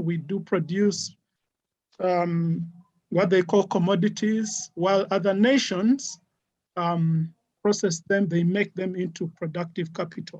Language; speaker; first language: English; non-native, local second language; Ganda